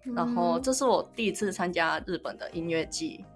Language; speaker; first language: Chinese; non-native, local second language; Cantonese